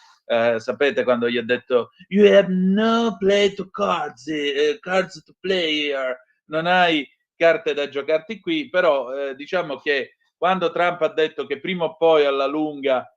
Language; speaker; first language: Italian; native; Italian